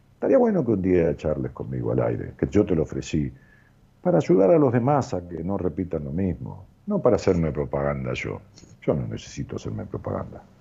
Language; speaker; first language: Spanish; native; Spanish